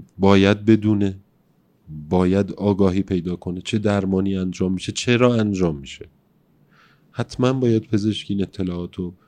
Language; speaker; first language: Persian; native; Persian